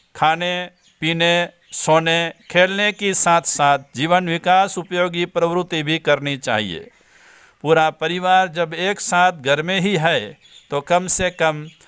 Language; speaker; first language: Hindi; non-native, local second language; Gujarati